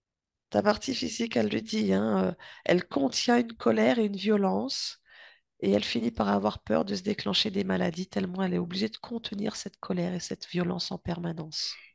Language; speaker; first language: French; native; French